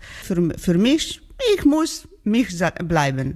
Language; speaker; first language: German; non-native, learner; Georgian